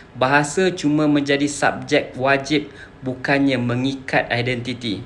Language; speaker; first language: Malay; native; Malay